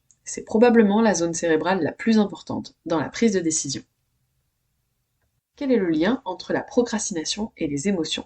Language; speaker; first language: French; native; French